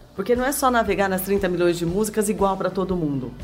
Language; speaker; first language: Portuguese; native; Portuguese